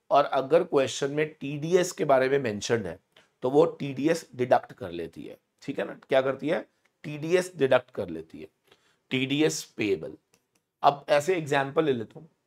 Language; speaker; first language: Hindi; native; Hindi